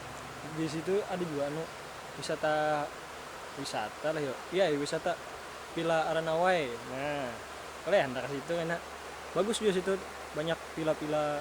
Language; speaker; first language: Indonesian; non-native, local second language; Banjar